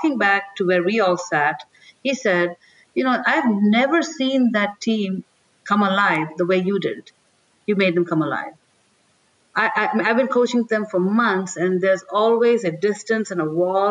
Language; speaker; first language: English; non-native, local second language; Tamil